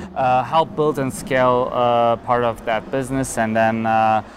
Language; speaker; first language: English; non-native, fluent; German